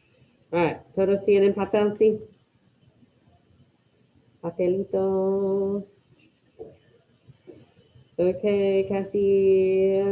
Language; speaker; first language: Spanish; non-native, fluent; English